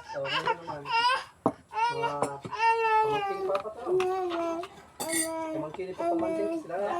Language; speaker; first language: Filipino; non-native, local second language; Cebuano